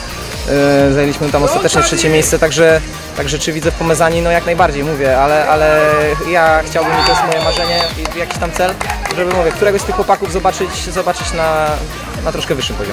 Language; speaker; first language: Polish; native; Polish